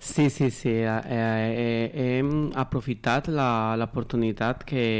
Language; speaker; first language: Catalan; non-native, learner; Spanish